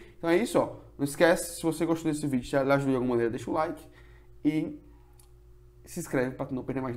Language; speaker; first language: Portuguese; native; Portuguese